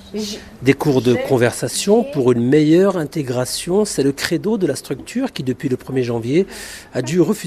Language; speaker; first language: French; native; French